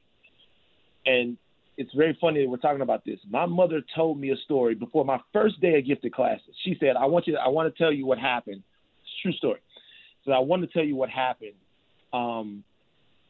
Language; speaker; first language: English; native; English